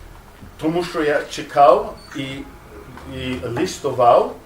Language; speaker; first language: Ukrainian; non-native, learner; English